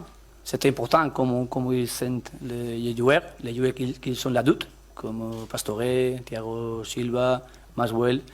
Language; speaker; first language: French; non-native, learner; Spanish